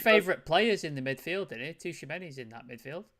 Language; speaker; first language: English; native; English